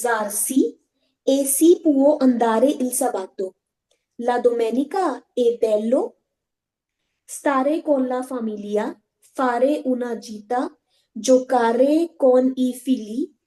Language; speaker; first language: Italian; non-native, learner; Hindi